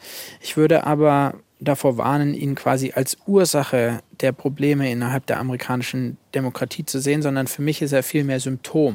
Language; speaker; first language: German; native; German